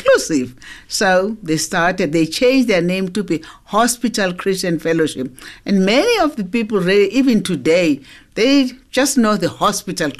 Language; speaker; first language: English; non-native, local second language; Zulu